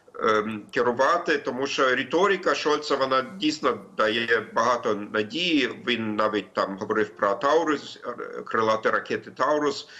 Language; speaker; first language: Ukrainian; non-native, fluent; German